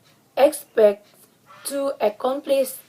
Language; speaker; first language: English; non-native, learner; Indonesian